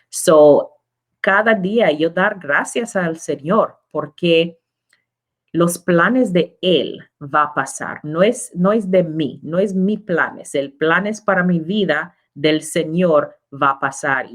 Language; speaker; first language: Spanish; non-native, learner; English